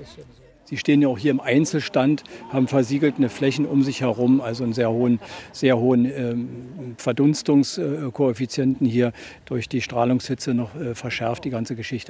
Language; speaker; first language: German; native; German